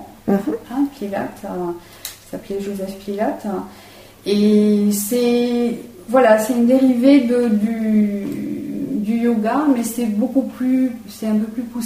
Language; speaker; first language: French; native; French